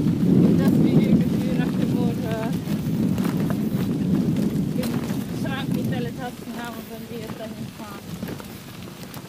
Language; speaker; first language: German; non-native, fluent; Russian